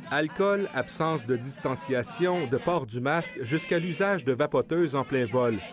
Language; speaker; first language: French; native; French